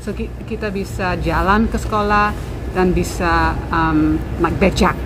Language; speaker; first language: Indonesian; non-native, local second language; English